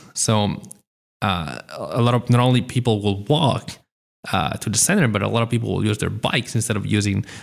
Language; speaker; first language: English; non-native, fluent; Italian